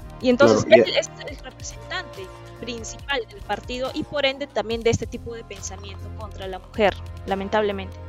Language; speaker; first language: Spanish; native; Spanish